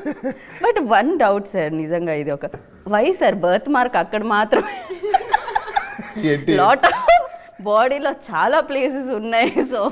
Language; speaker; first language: Telugu; native; Telugu